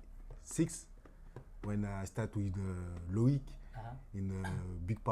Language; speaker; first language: English; non-native, learner; French